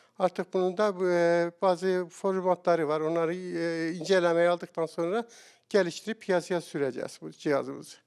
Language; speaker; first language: Turkish; native; Turkish